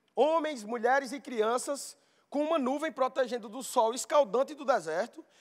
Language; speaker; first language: Portuguese; native; Portuguese